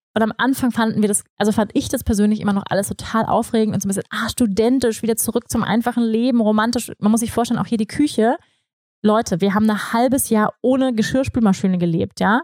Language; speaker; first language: German; native; German